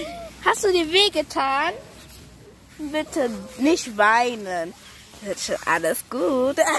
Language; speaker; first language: German; early bilingual, other home language; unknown